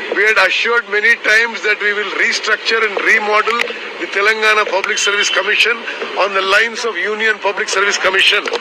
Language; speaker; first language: English; non-native, local second language; Telugu